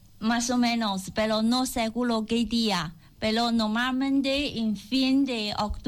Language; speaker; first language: Spanish; non-native, learner; Chinese